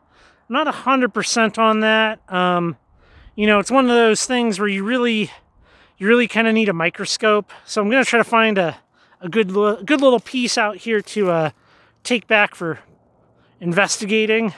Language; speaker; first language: English; native; English